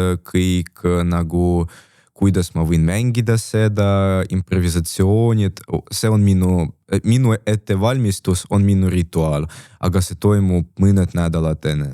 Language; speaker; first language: Estonian; non-native, local second language; Russian